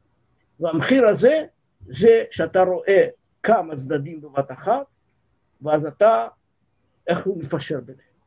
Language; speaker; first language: Hebrew; non-native, fluent; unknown